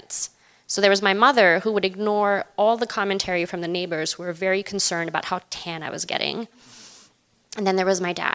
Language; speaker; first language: English; non-native, local second language; Urdu